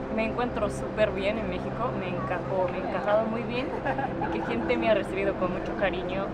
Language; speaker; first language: Spanish; non-native, fluent; Japanese